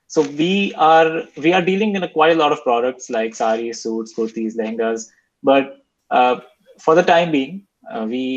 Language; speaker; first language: English; non-native, local second language; Hindi